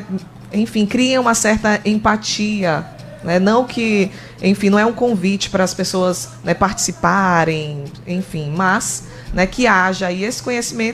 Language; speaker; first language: Portuguese; native; Portuguese